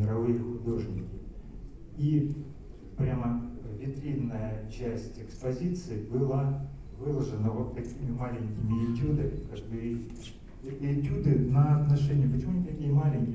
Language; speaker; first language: Russian; native; Russian